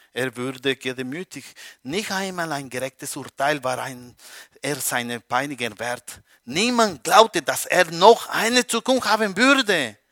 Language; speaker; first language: German; non-native, learner; Spanish